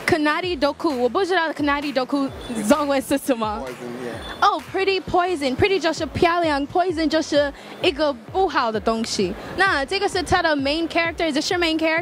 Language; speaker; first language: Chinese; non-native, learner; English